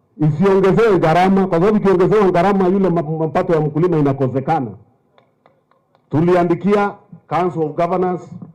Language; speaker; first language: Swahili; non-native, local second language; Meru